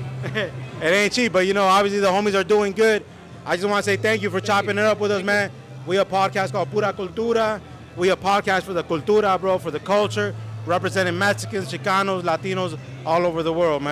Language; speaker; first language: English; early bilingual, other home language; Spanish